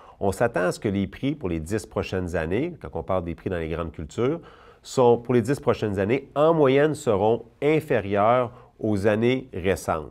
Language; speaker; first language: French; native; French